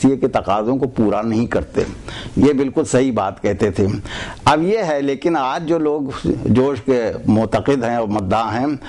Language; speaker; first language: Urdu; native; Urdu